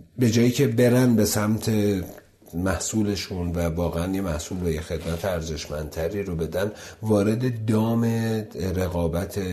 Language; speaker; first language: Persian; non-native, local second language; Azerbaijani